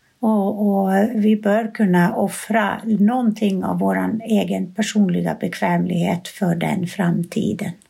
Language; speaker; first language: Swedish; native; Swedish